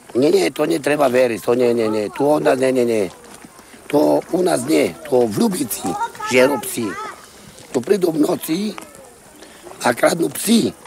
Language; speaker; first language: Slovak; non-native, local second language; Romany